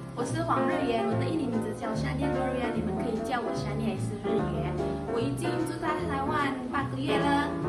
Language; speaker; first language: Chinese; non-native, fluent; Indonesian